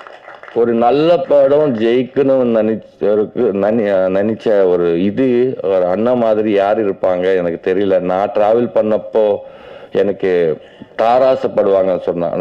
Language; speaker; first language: Tamil; non-native, learner; Telugu